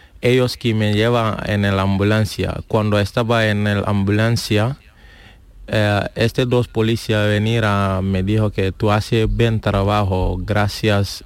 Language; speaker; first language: Spanish; non-native, learner; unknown